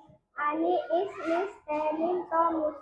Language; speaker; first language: English; non-native, learner; Indonesian